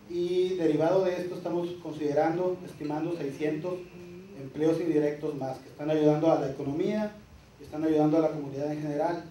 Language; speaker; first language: Spanish; native; Spanish